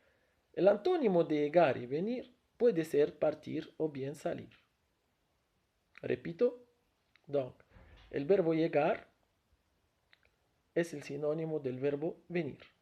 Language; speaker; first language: Spanish; non-native, fluent; Arabic